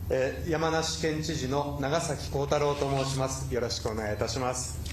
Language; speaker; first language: Japanese; native; Japanese